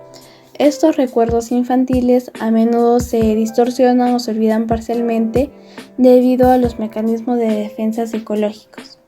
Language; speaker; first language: Spanish; native; Spanish